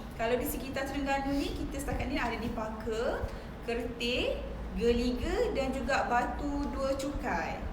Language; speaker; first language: Malay; native; Malay